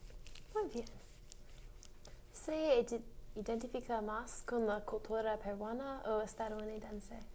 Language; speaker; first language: Spanish; non-native, learner; English